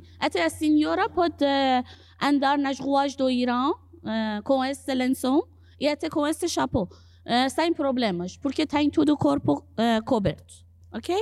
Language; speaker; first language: Portuguese; non-native, fluent; Persian